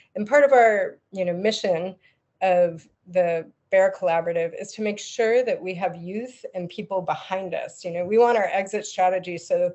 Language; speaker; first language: English; native; English